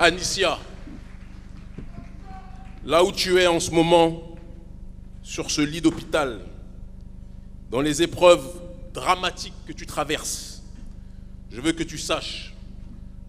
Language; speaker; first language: French; native; French